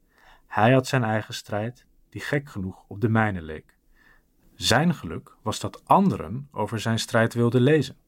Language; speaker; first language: Dutch; native; Dutch